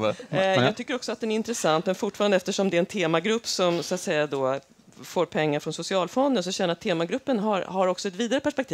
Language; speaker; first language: Swedish; native; Swedish